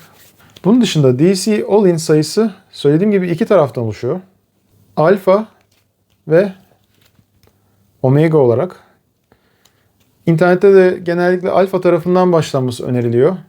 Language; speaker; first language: Turkish; native; Turkish